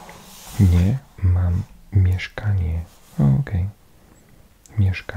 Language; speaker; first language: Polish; non-native, learner; English